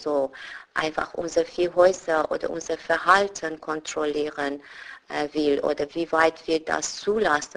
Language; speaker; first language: German; non-native, fluent; Persian